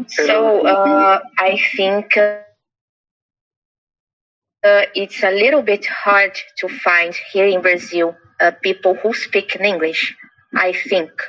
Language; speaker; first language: English; non-native, learner; Portuguese